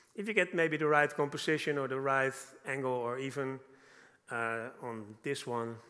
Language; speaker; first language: English; non-native, fluent; Dutch